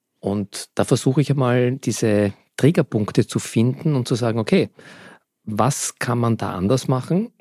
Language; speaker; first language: German; native; German